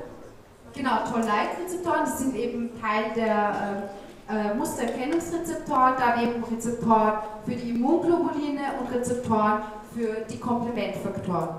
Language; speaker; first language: German; native; German